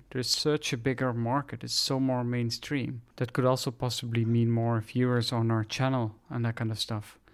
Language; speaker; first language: English; non-native, fluent; Dutch